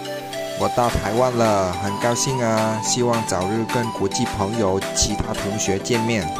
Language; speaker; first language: Chinese; non-native, fluent; Vietnamese